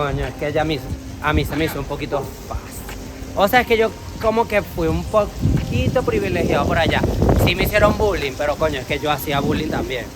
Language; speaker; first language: Spanish; native; Spanish